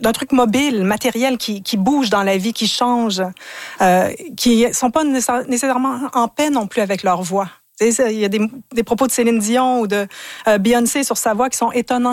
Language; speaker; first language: French; native; French